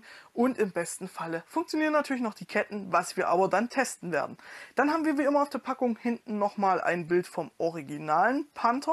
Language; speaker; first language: German; native; German